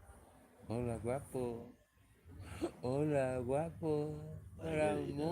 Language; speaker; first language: Spanish; non-native, learner; English